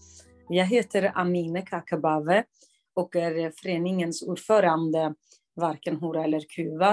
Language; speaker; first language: Swedish; non-native, fluent; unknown